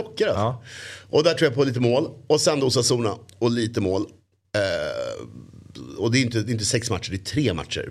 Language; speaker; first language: Swedish; native; Swedish